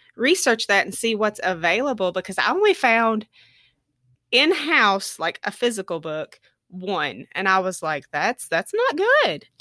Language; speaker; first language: English; native; English